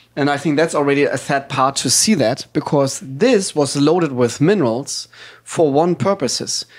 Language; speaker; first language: English; non-native, fluent; German